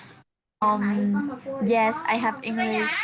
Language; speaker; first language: English; non-native, learner; Vietnamese